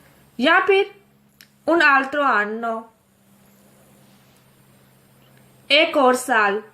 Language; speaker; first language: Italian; non-native, fluent; Urdu